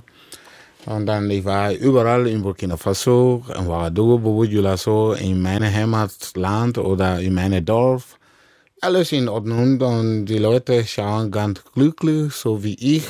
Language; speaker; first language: German; non-native, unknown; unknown